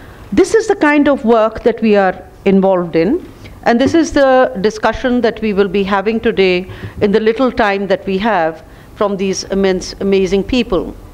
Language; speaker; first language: English; non-native, local second language; Hindi